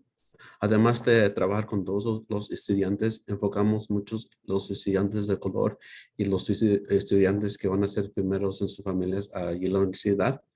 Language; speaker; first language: Spanish; early bilingual, heritage; Spanish